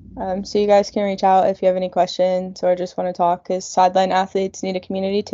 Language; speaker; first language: English; native; English